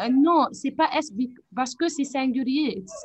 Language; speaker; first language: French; non-native, fluent; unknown